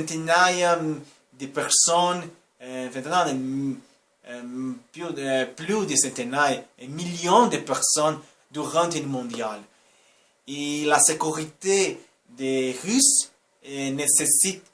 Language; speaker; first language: French; non-native, learner; Portuguese